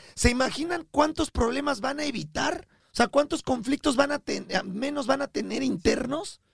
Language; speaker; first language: Spanish; native; Spanish